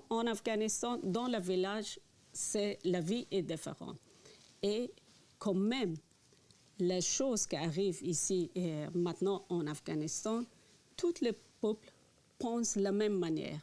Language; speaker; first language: French; non-native, learner; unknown